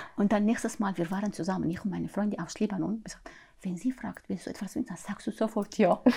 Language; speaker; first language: German; non-native, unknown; Arabic